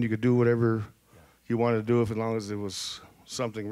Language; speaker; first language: English; native; English